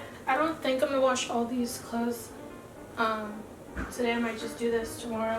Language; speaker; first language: English; native; English